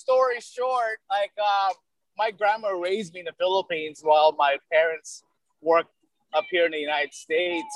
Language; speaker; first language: English; early bilingual, other home language; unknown